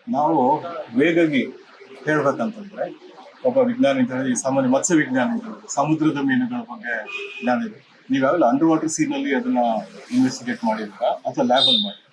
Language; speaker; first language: Kannada; native; Kannada